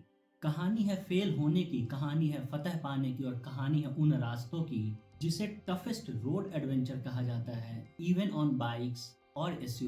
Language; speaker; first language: Hindi; native; Hindi